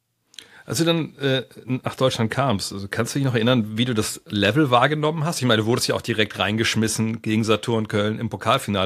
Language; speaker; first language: German; native; German